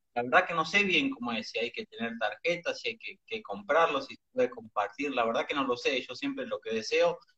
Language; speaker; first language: Spanish; native; Spanish